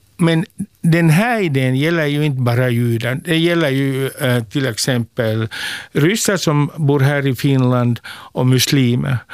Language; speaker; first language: Swedish; non-native, local second language; Finnish